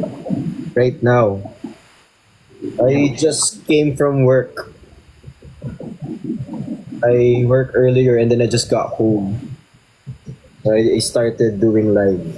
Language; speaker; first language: English; non-native, local second language; Filipino